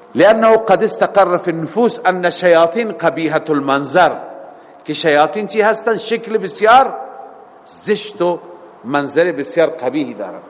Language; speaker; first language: Persian; native; Persian